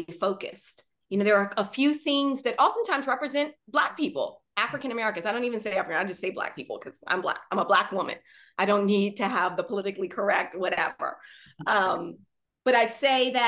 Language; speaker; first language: English; native; English